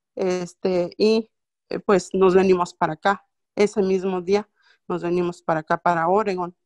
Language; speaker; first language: Spanish; non-native, local second language; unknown